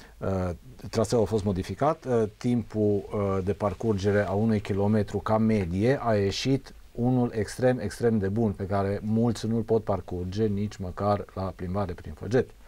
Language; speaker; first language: Romanian; native; Romanian